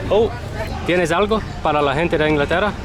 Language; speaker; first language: Spanish; non-native, learner; English